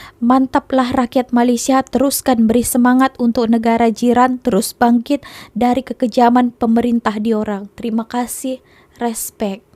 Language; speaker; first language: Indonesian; native; Indonesian